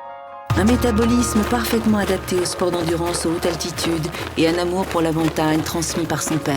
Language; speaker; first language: French; native; French